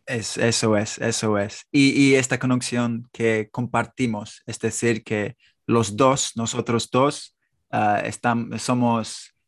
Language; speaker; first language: Spanish; non-native, fluent; English